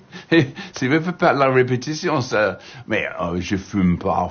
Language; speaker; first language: French; non-native, learner; English